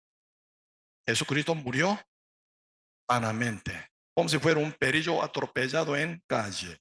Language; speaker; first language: Spanish; non-native, learner; Korean